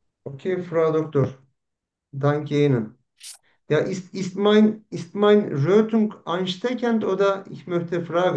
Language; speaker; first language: German; non-native, learner; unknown